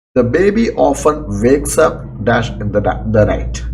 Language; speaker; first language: English; non-native, local second language; Malayalam